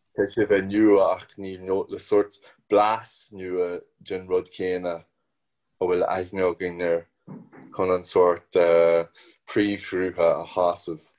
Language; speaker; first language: Irish; non-native, local second language; English